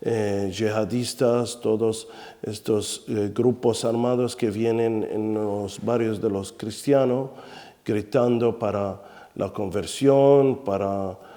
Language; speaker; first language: Spanish; non-native, fluent; Arabic